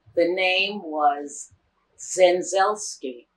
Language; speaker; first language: English; native; English